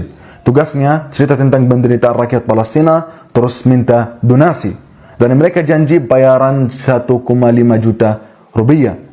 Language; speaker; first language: Indonesian; non-native, fluent; Arabic